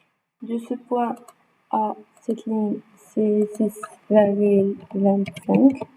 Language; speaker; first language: French; non-native, local second language; Arabic